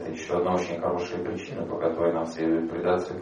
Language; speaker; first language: Russian; native; Russian